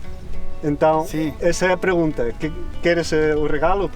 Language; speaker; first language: Portuguese; non-native, fluent; Spanish